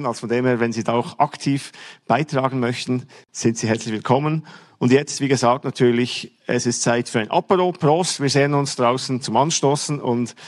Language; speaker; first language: German; native; German